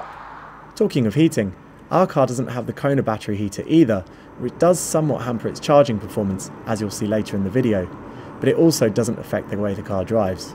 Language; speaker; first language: English; native; English